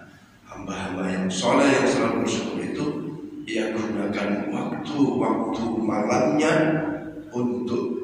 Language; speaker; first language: Indonesian; native; Indonesian